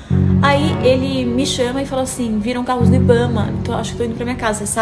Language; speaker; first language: Portuguese; native; Portuguese